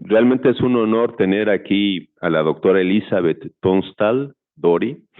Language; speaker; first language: Spanish; native; Spanish